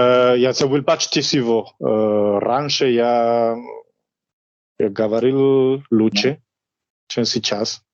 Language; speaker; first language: Russian; non-native, learner; Spanish